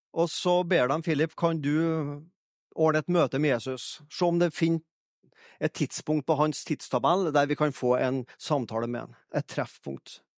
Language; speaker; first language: Norwegian; native; Norwegian